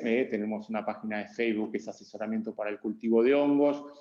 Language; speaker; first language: Spanish; native; Spanish